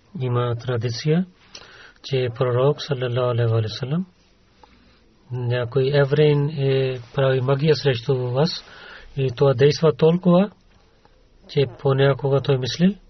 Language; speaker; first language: Bulgarian; non-native, learner; Urdu